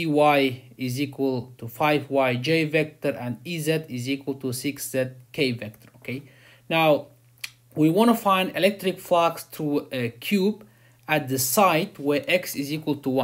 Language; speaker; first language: English; non-native, fluent; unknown